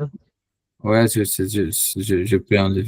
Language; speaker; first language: French; native; French